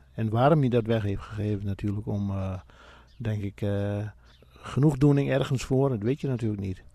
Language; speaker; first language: Dutch; native; Dutch